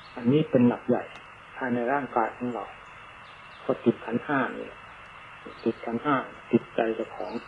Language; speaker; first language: Thai; native; Thai